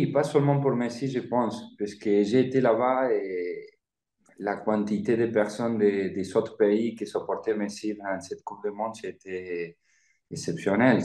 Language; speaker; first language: French; non-native, fluent; Spanish